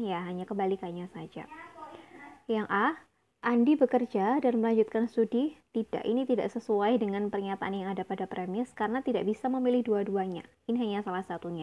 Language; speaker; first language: Indonesian; native; Indonesian